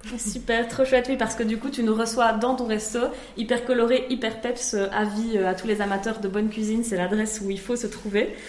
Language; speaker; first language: French; native; French